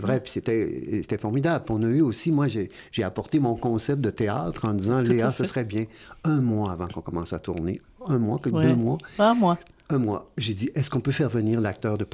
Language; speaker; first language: French; native; French